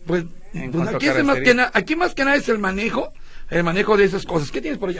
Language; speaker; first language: Spanish; native; Spanish